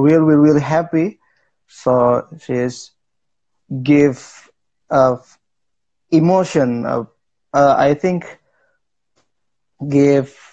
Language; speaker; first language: English; non-native, learner; Indonesian